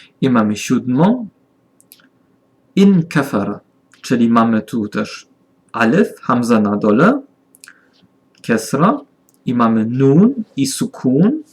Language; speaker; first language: Polish; non-native, learner; German